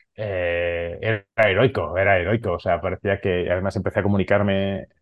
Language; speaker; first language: Spanish; non-native, local second language; Catalan